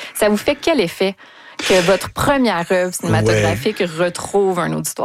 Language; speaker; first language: French; native; French